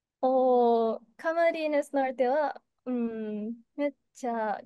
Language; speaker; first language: Japanese; non-native, learner; Filipino